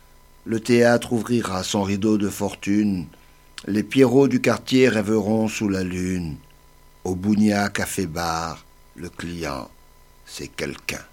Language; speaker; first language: French; native; French